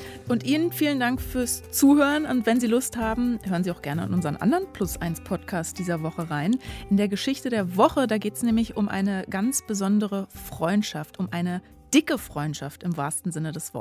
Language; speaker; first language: German; native; German